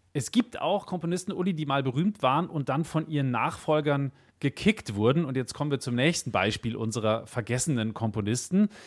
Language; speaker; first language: German; native; German